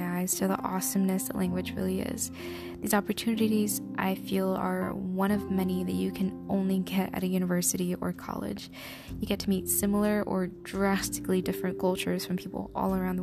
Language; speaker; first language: English; early bilingual, other home language; Spanish